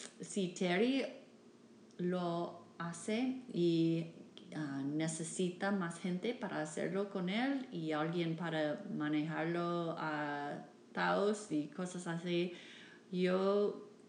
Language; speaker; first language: Spanish; non-native, learner; English